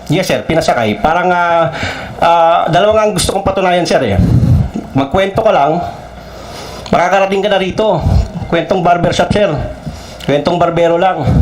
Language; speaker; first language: Filipino; non-native, local second language; Cebuano